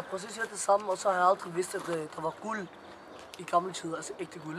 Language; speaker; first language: Danish; early bilingual, other home language; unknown